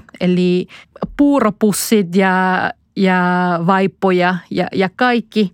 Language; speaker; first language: Finnish; non-native, fluent; Spanish